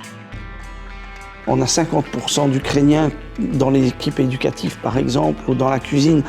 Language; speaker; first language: French; native; French